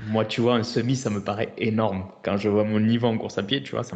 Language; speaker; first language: French; native; French